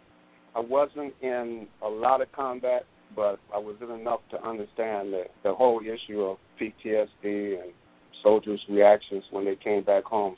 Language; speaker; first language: English; native; English